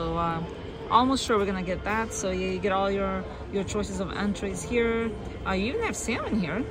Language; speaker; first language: English; non-native, fluent; Portuguese